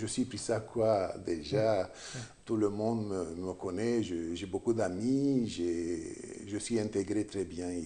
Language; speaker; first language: French; non-native, fluent; Romanian